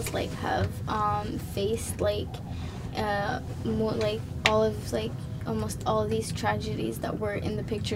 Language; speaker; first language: English; non-native, local second language; Somali